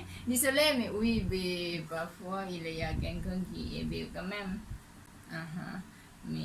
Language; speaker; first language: French; non-native, learner; Thai